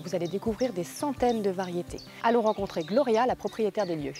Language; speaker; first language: French; native; French